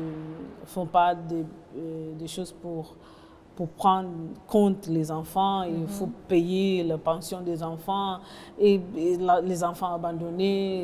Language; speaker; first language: French; non-native, learner; Portuguese